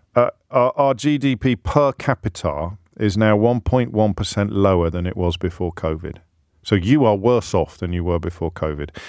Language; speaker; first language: English; native; English